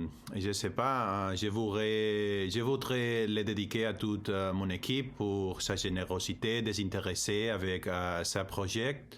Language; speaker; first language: French; non-native, learner; Spanish